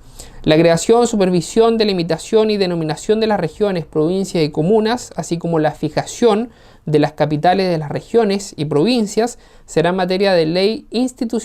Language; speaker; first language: Spanish; native; Spanish